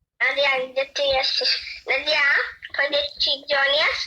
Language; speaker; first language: Polish; native; Polish